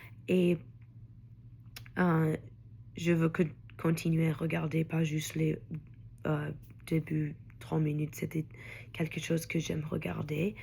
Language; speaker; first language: French; non-native, learner; English